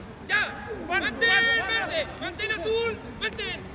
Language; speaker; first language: Spanish; native; Spanish